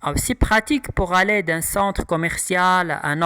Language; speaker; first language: French; non-native, local second language; Arabic